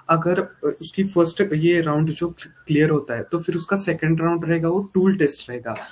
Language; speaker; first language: Hindi; non-native, local second language; Marathi